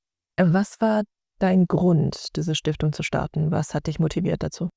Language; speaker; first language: German; native; German